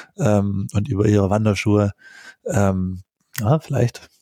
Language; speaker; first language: German; native; German